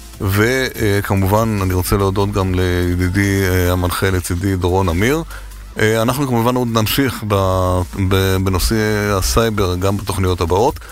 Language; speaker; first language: Hebrew; native; Hebrew